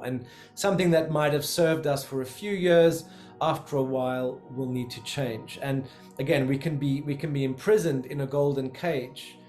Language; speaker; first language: English; native; English